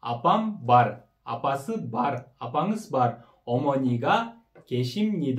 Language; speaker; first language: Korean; non-native, fluent; Kyrgyz